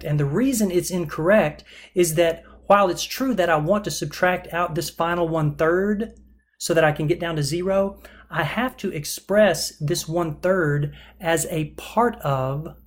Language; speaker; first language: English; native; English